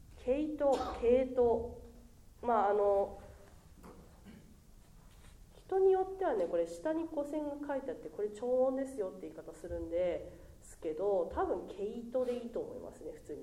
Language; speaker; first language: Japanese; native; Japanese